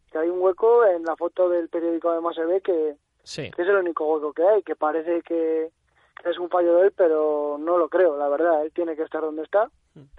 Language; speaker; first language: Spanish; native; Spanish